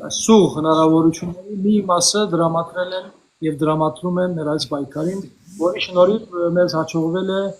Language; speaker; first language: Armenian; early bilingual, heritage; Armenian